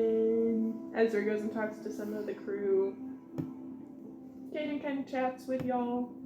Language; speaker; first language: English; native; English